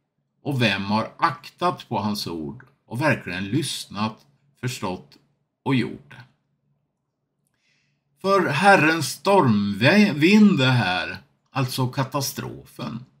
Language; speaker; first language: Swedish; native; Swedish